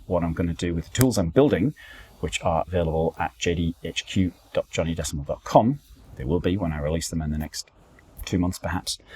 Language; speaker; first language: English; native; English